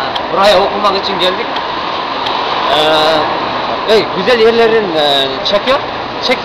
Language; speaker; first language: Turkish; non-native, learner; Kyrgyz